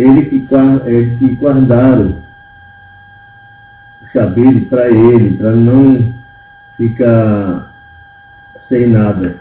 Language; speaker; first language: Portuguese; non-native, local second language; Yanomámi